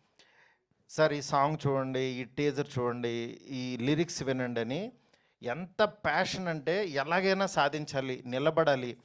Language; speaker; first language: Telugu; native; Telugu